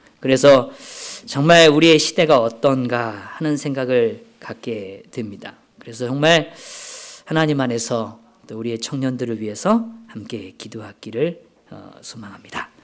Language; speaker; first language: Korean; native; Korean